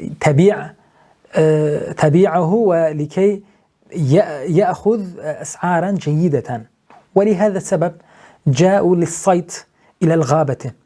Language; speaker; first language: Arabic; non-native, fluent; Turkish